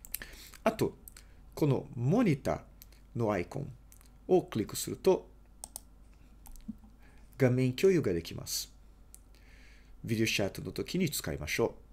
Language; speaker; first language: Japanese; non-native, fluent; Portuguese